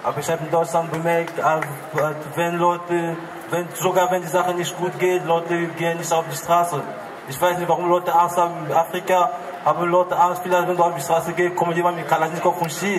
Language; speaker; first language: German; non-native, learner; French